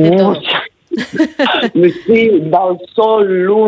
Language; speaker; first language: Spanish; non-native, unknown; Romanian